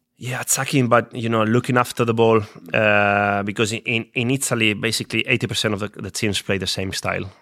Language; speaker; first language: English; non-native, fluent; Spanish